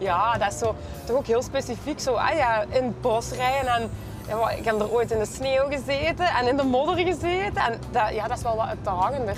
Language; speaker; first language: Dutch; native; Dutch